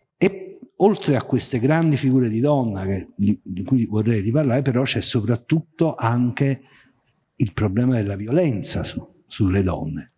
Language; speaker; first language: Italian; native; Italian